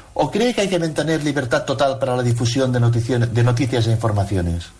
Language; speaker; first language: Spanish; non-native, local second language; Catalan